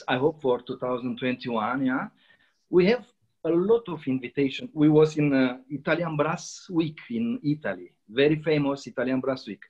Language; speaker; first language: English; non-native, learner; Romanian